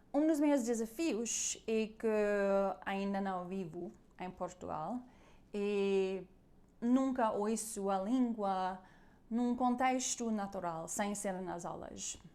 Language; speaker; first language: Portuguese; non-native, learner; German